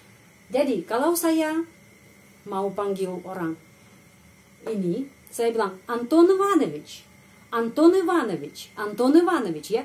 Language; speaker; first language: Indonesian; non-native, fluent; Russian